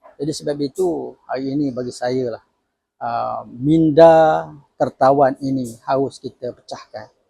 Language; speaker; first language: Malay; native; Malay